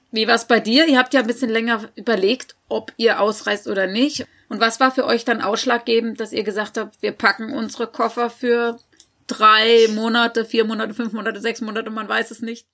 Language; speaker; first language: German; native; German